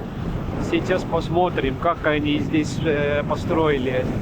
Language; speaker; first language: Russian; non-native, local second language; Estonian